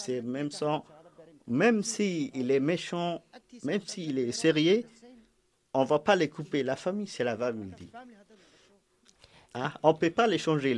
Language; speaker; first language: French; non-native, learner; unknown